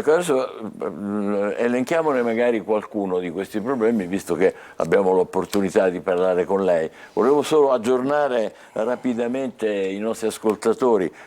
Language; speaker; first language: Italian; native; Italian